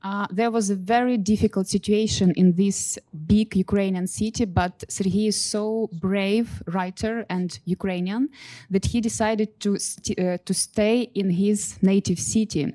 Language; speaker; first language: English; non-native, fluent; Ukrainian